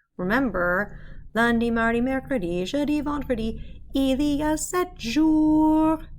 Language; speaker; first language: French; non-native, fluent; English